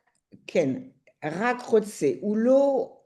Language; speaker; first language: Hebrew; non-native, learner; French